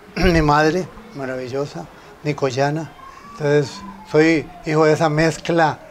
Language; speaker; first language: Spanish; native; Spanish